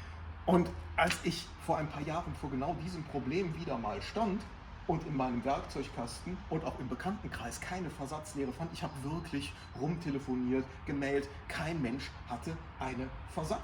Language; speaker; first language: German; native; German